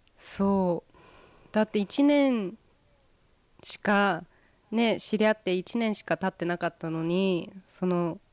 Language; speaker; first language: Japanese; early bilingual, heritage; Japanese